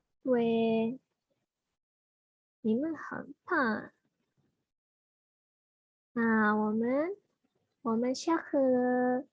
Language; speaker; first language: Chinese; non-native, learner; Indonesian